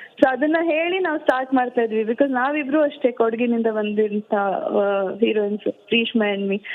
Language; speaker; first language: Kannada; non-native, local second language; Kodava